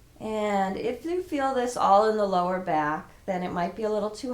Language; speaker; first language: English; native; English